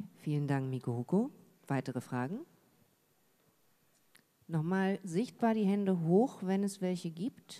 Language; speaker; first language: German; native; German